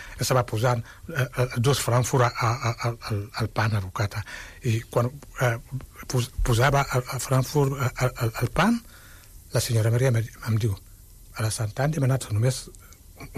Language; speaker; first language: Catalan; non-native, fluent; Wolof